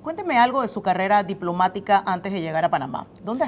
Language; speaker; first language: Spanish; native; Spanish